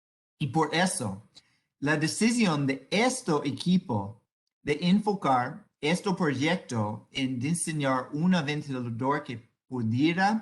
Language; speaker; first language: Spanish; non-native, learner; English